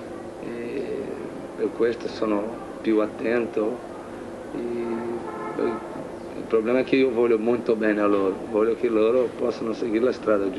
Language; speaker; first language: Italian; non-native, fluent; Portuguese